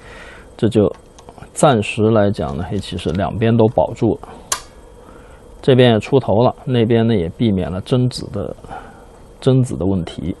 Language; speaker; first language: Chinese; native; Chinese